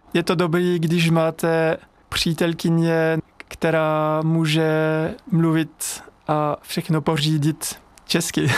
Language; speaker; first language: Czech; non-native, learner; French